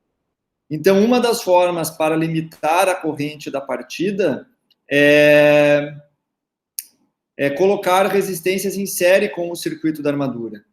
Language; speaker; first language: Portuguese; native; Portuguese